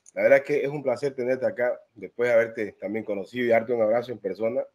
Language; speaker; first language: Spanish; native; Spanish